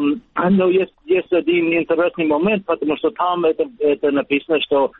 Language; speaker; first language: Russian; non-native, learner; English